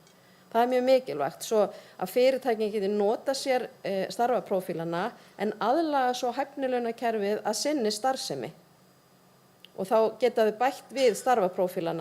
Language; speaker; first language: Icelandic; native; Icelandic